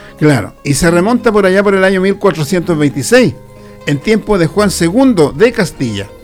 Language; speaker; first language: Spanish; native; Spanish